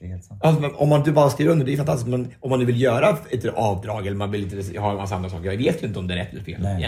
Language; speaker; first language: Swedish; native; Swedish